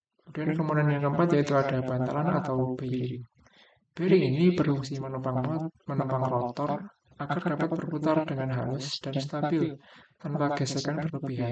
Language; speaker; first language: Indonesian; native; Indonesian